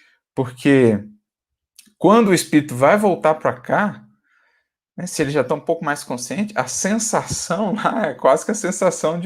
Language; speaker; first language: Portuguese; native; Portuguese